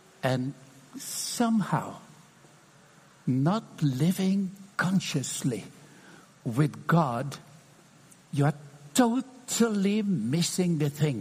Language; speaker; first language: English; non-native, fluent; Dutch